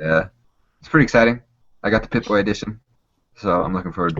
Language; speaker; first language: English; native; English